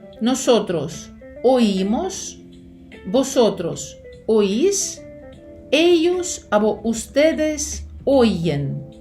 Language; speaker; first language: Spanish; non-native, fluent; Ukrainian